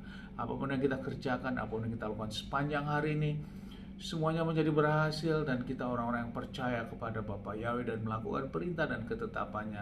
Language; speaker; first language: Indonesian; native; Indonesian